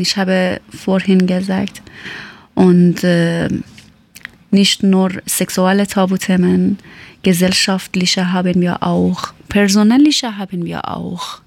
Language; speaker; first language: German; non-native, learner; Persian